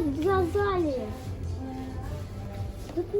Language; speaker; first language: Russian; early bilingual, heritage; Russian